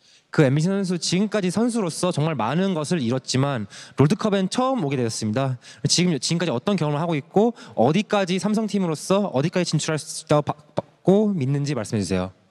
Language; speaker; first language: Korean; native; Korean